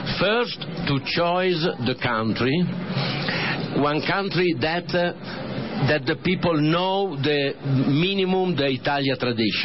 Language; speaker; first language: English; non-native, learner; Italian